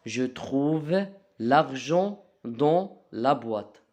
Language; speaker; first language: French; non-native, local second language; Arabic